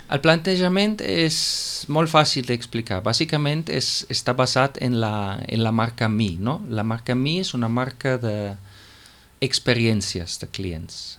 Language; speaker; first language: Catalan; non-native, fluent; German